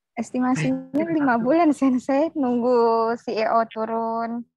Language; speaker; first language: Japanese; non-native, learner; Indonesian